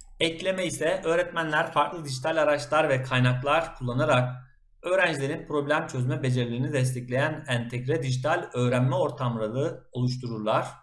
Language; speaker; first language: Turkish; native; Turkish